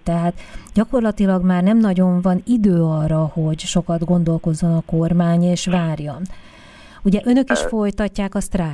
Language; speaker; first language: Hungarian; native; Hungarian